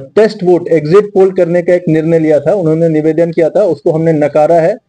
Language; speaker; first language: Hindi; non-native, local second language; Marathi